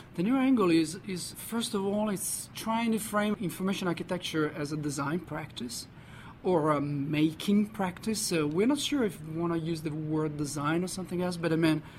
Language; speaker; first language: English; non-native, fluent; Italian